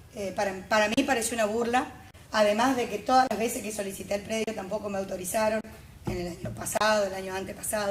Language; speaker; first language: Spanish; native; Spanish